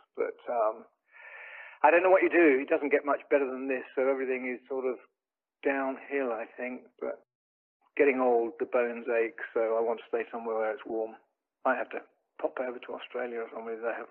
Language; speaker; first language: English; native; English